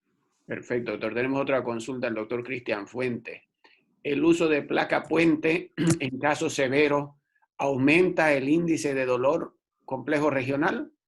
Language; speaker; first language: Spanish; native; Spanish